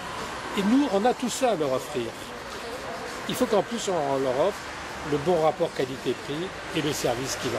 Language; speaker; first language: French; native; French